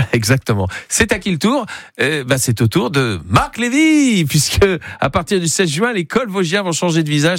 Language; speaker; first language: French; native; French